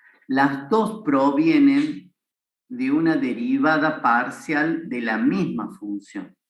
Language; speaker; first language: Spanish; native; Spanish